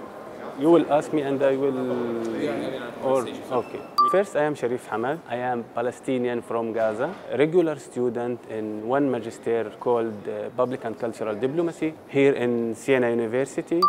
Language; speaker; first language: English; non-native, learner; Arabic